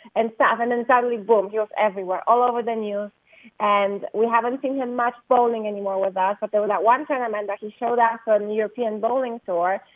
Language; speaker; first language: English; non-native, fluent; Polish